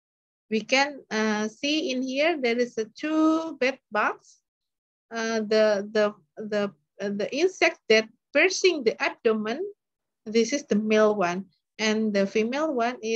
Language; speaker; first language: English; non-native, learner; Indonesian